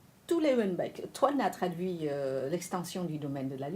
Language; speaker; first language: French; non-native, fluent; Vietnamese